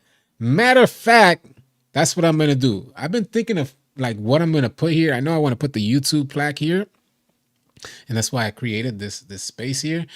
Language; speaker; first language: English; native; English